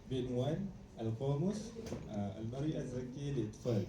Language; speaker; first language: Arabic; non-native, learner; Malay